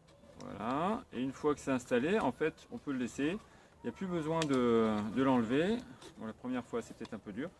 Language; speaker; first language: French; native; French